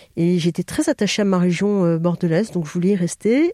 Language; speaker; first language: French; native; French